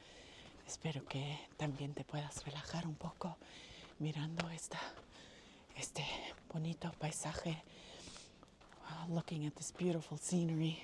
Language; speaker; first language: Spanish; non-native, fluent; English